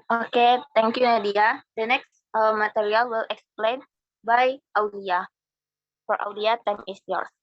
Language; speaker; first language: English; non-native, learner; Indonesian